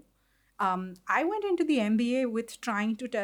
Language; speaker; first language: English; non-native, local second language; Hindi